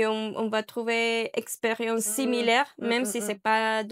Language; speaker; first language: French; non-native, learner; Spanish